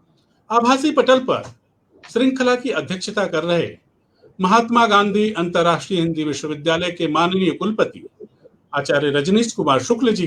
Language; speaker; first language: Hindi; native; Hindi